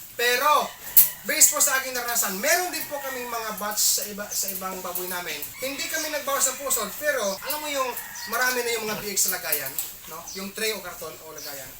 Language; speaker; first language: Filipino; non-native, local second language; Cebuano